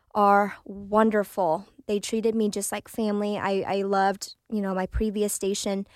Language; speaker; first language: English; early bilingual, other home language; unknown